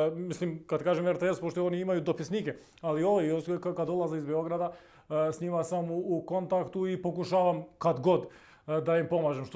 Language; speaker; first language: Serbian; non-native, local second language; Albanian